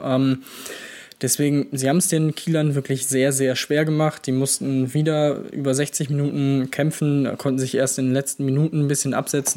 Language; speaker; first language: German; native; German